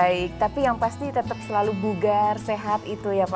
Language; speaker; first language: Indonesian; native; Indonesian